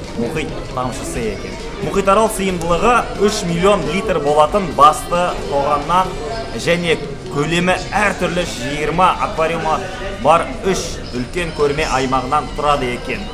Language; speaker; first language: Kazakh; native; Kazakh